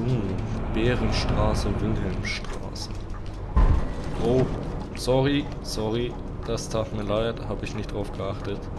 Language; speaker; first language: German; native; German